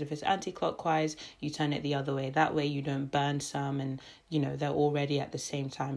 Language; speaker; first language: English; native; English